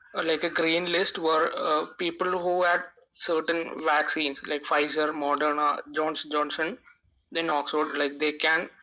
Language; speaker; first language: English; non-native, local second language; Malayalam